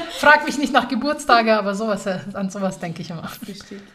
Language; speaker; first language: German; early bilingual, other home language; Persian